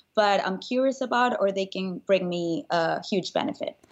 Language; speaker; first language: English; non-native, fluent; Spanish